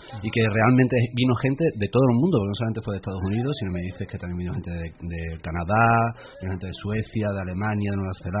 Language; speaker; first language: Spanish; native; Spanish